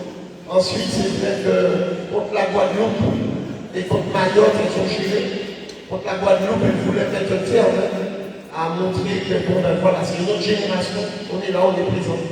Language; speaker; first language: French; native; French